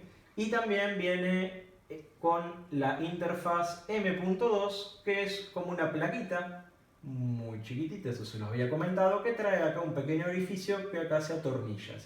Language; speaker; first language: Spanish; native; Spanish